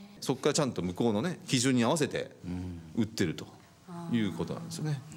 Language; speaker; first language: Japanese; native; Japanese